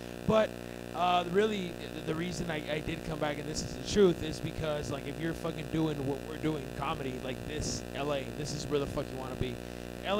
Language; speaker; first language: English; early bilingual, other home language; Spanish